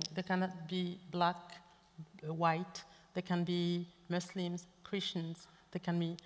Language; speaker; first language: English; non-native, local second language; French